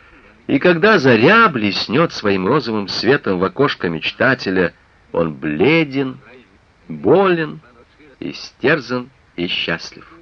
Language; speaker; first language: Russian; native; Russian